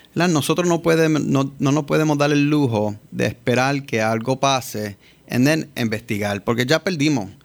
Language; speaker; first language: Spanish; early bilingual, heritage; Spanish